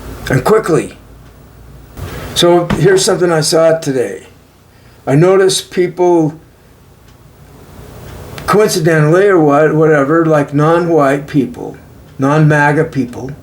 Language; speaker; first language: English; native; English